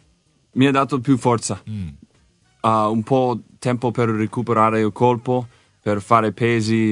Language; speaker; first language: Italian; non-native, learner; English